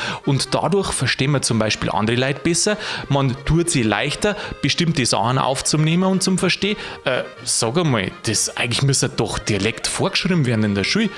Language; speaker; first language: German; native; German